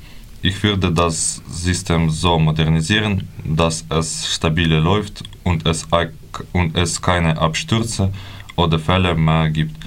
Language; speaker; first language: German; non-native, learner; Ukrainian